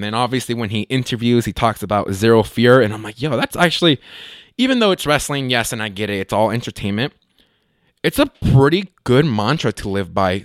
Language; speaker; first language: English; early bilingual, other home language; Spanish